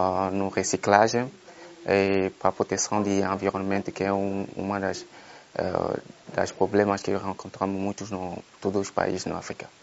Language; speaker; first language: Portuguese; non-native, fluent; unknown